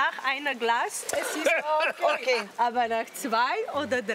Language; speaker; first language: German; non-native, learner; Slovenian